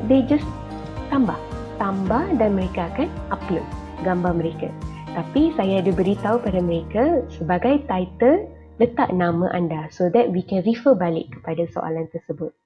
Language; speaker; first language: Malay; native; Malay